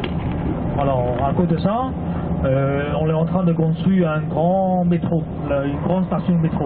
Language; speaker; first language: French; non-native, fluent; Cantonese